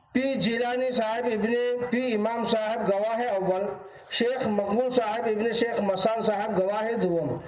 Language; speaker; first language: Urdu; native; Urdu